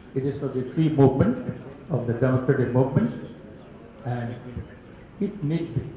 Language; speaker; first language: English; non-native, local second language; Bangla